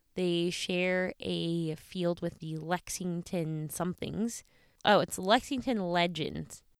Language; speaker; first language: English; native; English